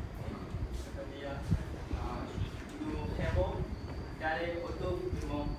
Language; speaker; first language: French; non-native, learner; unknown